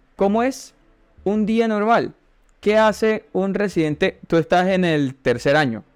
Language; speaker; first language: Spanish; native; Spanish